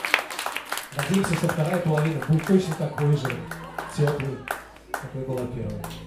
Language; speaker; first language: Russian; native; Russian